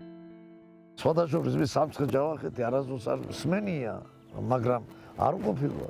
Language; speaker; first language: Georgian; native; Georgian